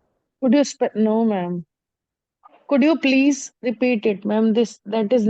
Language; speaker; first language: English; non-native, learner; Hindi